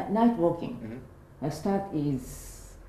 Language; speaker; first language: English; non-native, learner; Japanese